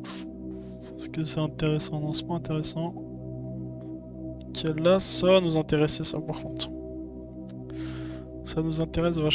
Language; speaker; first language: French; native; French